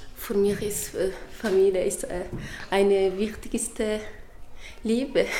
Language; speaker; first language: German; non-native, fluent; Tigrinya